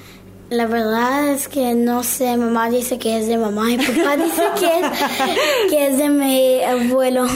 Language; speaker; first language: Spanish; early bilingual, heritage; Hebrew